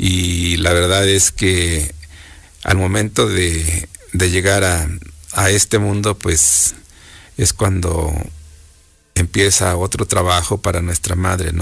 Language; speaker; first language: Spanish; native; Spanish